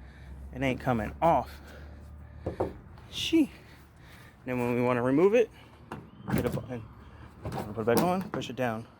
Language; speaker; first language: English; native; English